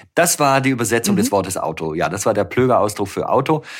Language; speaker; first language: German; native; German